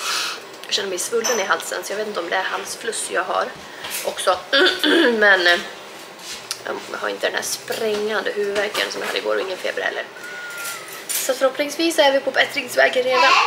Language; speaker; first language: Swedish; native; Swedish